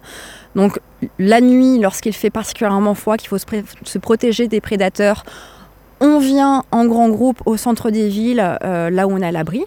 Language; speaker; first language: French; native; French